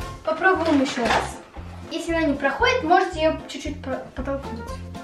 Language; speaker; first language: Russian; native; Russian